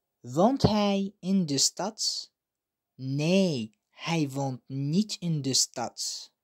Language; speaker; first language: Dutch; non-native, fluent; Arabic